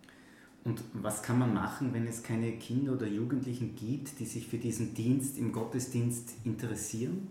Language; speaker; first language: German; native; German